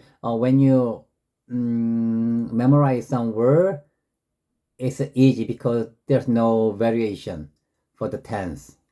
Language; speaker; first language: English; non-native, learner; Korean